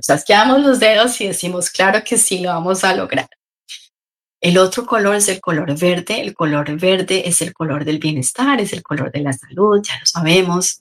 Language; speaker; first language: Spanish; native; Spanish